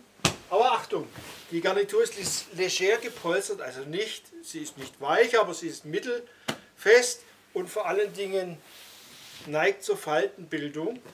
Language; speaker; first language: German; native; German